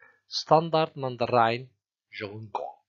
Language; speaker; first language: Dutch; non-native, fluent; Turkish